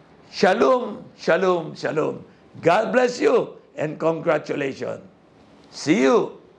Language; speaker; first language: English; non-native, local second language; Filipino